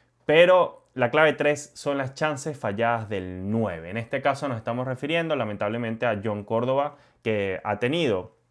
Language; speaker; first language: Spanish; native; Spanish